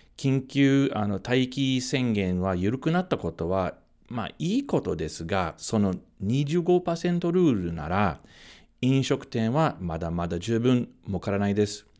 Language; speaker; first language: Japanese; non-native, fluent; English